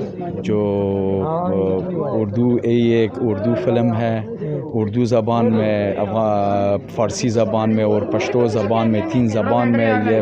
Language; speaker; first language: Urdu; non-native, learner; Pashto